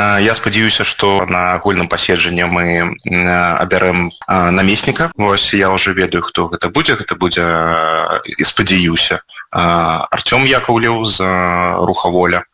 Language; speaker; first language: Belarusian; native; Belarusian